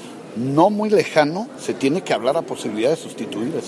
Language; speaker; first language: Spanish; native; Spanish